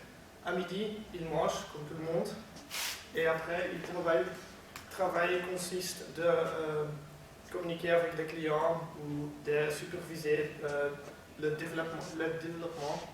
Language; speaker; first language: French; non-native, learner; Dutch